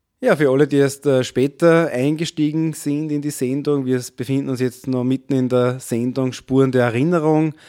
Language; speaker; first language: German; native; German